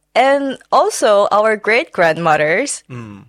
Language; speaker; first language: English; non-native, fluent; Chinese